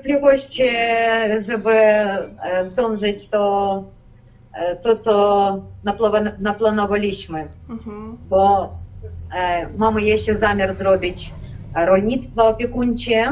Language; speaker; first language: Polish; non-native, learner; Ukrainian